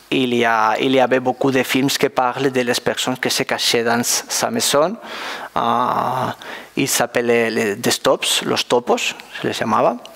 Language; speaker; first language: French; non-native, learner; Spanish